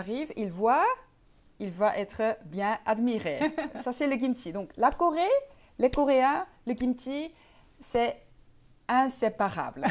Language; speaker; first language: French; non-native, fluent; Korean